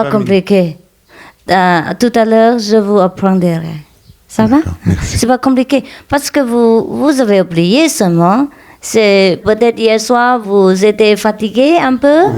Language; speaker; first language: French; non-native, fluent; Vietnamese